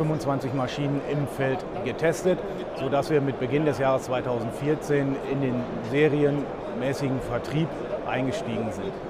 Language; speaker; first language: German; native; German